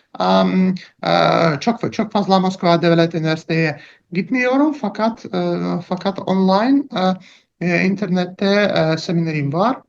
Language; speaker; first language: Turkish; non-native, learner; Russian